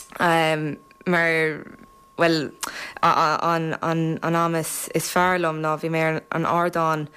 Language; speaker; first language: Irish; non-native, local second language; English